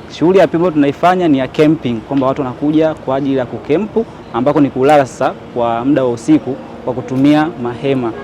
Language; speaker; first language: Swahili; native; Swahili